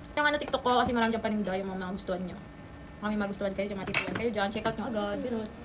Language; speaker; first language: Filipino; non-native, local second language; Bikol